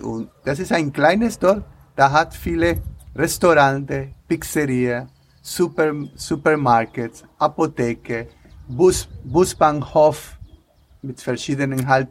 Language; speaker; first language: German; non-native, learner; Spanish